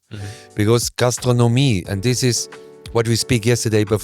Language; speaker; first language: English; non-native, learner; German